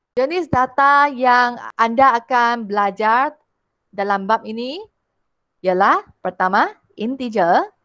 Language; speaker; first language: Malay; non-native, local second language; Chinese